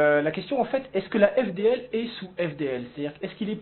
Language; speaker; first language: French; native; French